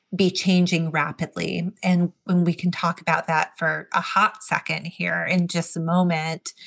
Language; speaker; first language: English; native; English